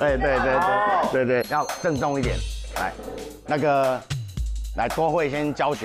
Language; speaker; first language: Chinese; native; Chinese